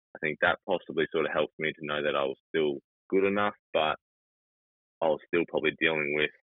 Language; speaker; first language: English; native; English